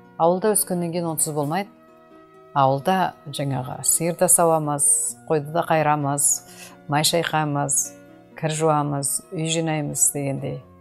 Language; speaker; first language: Kazakh; native; Kazakh